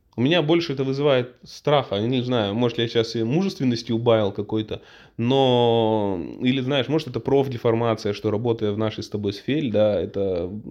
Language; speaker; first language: Russian; native; Russian